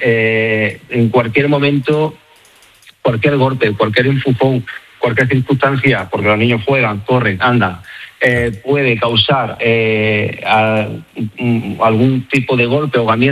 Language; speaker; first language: Spanish; native; Spanish